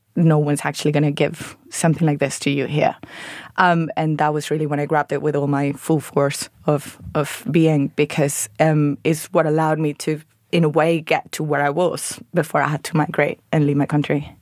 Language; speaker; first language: English; non-native, fluent; Spanish